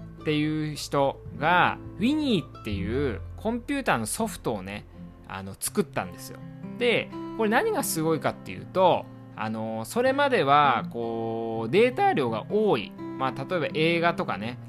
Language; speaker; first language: Japanese; native; Japanese